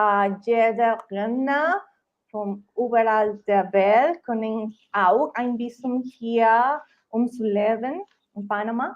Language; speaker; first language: German; non-native, learner; Spanish